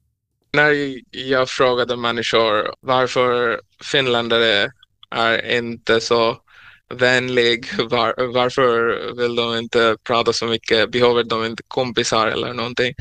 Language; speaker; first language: Swedish; non-native, fluent; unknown